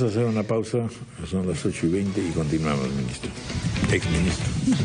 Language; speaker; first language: Spanish; native; Spanish